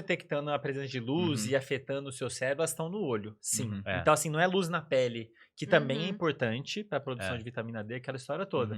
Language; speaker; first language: Portuguese; native; Portuguese